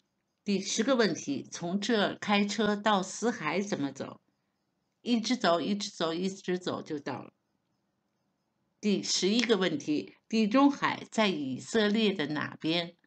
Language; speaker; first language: Chinese; non-native, learner; Hebrew